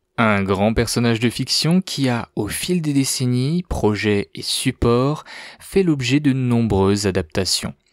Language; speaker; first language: French; native; French